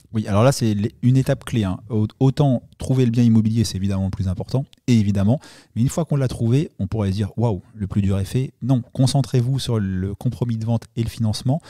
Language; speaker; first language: French; native; French